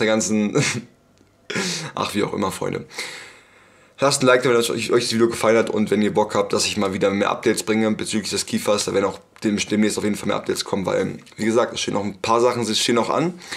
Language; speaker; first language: German; native; German